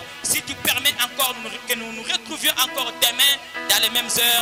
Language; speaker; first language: French; non-native, local second language; Swahili